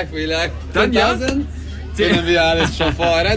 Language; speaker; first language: German; non-native, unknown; Spanish